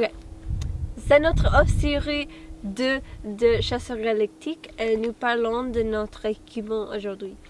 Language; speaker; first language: French; non-native, learner; English